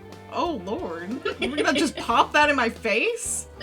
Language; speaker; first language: English; native; English